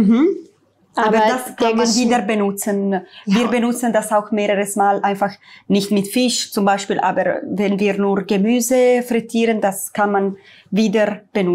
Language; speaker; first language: German; non-native, learner; Italian